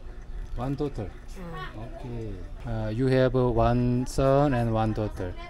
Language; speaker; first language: English; non-native, learner; Korean